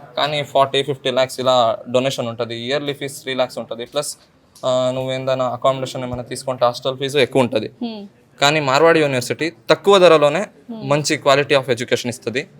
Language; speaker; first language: Telugu; native; Telugu